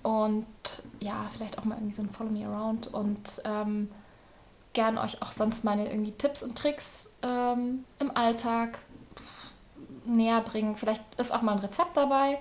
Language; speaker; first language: German; native; German